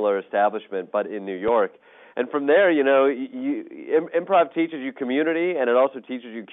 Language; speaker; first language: English; native; English